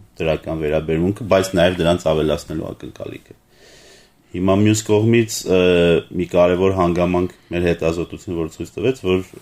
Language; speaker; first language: Armenian; native; Armenian